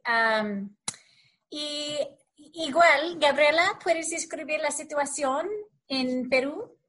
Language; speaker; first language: Spanish; non-native, learner; English